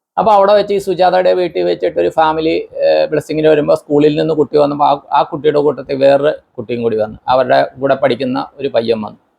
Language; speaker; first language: Malayalam; non-native, local second language; Konkani